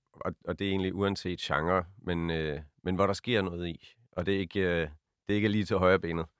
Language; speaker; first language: Danish; native; Danish